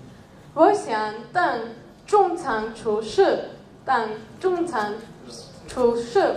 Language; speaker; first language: Chinese; non-native, learner; Georgian